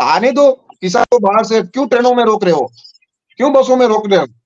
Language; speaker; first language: Hindi; non-native, local second language; Gujarati